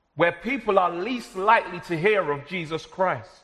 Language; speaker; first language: English; native; English